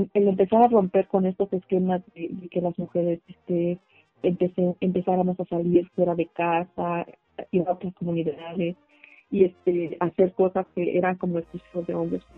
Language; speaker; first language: Spanish; non-native, local second language; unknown